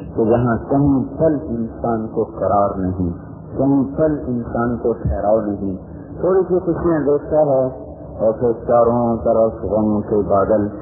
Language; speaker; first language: Urdu; non-native, local second language; Punjabi